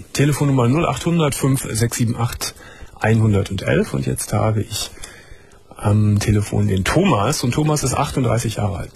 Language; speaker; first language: German; native; German